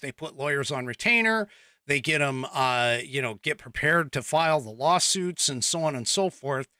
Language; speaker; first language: English; native; English